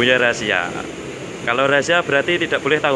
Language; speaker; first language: Indonesian; native; Indonesian